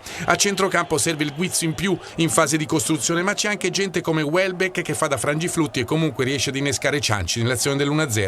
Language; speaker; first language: Italian; native; Italian